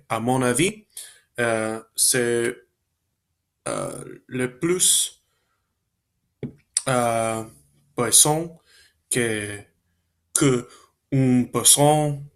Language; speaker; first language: French; non-native, learner; Spanish